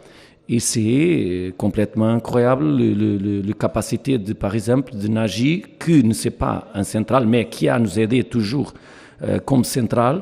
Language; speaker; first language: French; non-native, learner; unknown